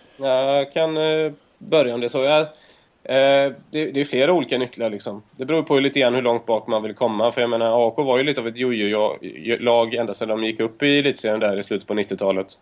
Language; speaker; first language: Swedish; native; Swedish